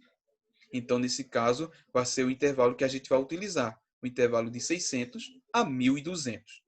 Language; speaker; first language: Portuguese; native; Portuguese